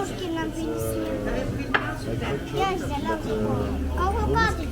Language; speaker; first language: Russian; early bilingual, heritage; Russian